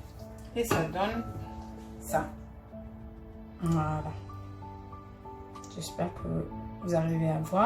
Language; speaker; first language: French; non-native, local second language; Arabic